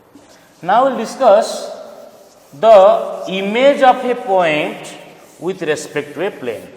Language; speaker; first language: English; non-native, local second language; Odia